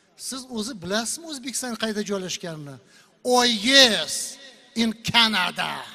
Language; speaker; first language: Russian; non-native, local second language; Uzbek